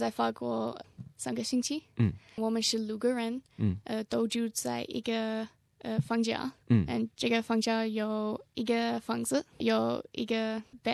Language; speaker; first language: Chinese; non-native, learner; English